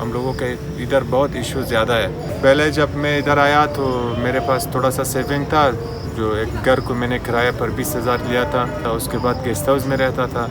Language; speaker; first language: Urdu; non-native, learner; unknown